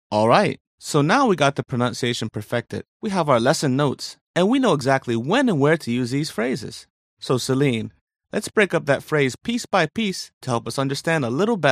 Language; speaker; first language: English; native; English